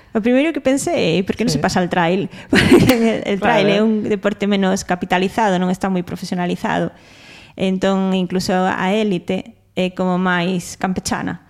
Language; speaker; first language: Galician; non-native, local second language; Spanish